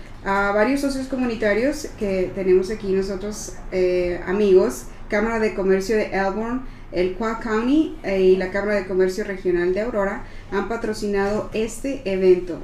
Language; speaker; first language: Spanish; native; Spanish